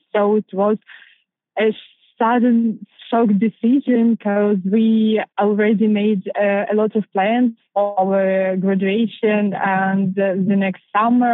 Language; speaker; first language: English; non-native, fluent; Ukrainian